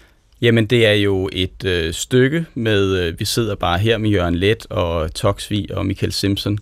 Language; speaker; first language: Danish; native; Danish